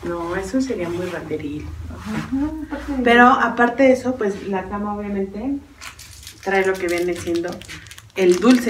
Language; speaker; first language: Spanish; native; Spanish